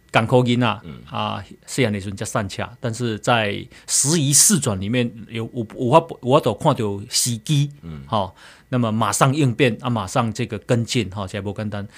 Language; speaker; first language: Chinese; native; Chinese